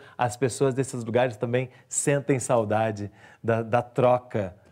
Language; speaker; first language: Portuguese; native; Portuguese